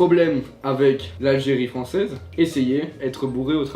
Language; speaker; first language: French; native; French